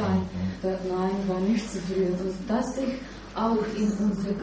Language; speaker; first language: German; non-native, learner; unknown